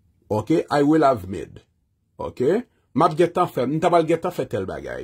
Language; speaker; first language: English; non-native, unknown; Haitian Creole